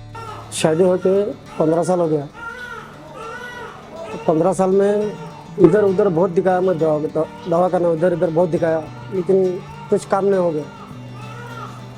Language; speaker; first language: Hindi; non-native, local second language; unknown